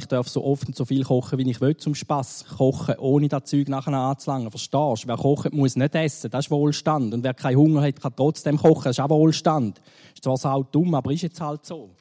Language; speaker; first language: German; native; German